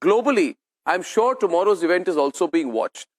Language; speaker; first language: English; non-native, local second language; Hindi